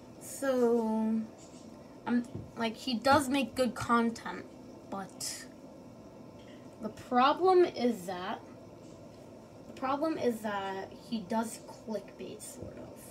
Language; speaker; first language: English; native; English